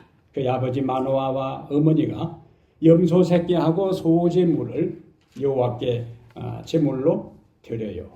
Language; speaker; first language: Korean; native; Korean